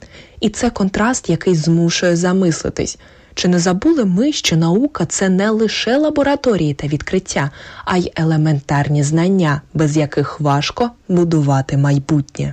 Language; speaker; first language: Ukrainian; native; Ukrainian